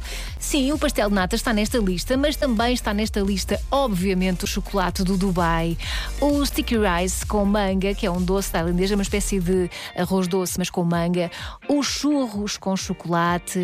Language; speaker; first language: Portuguese; native; Portuguese